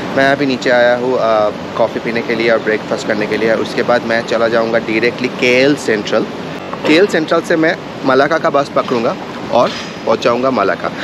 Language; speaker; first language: Hindi; native; Hindi